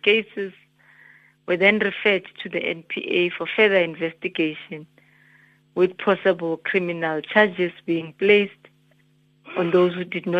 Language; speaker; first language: English; non-native, local second language; Zulu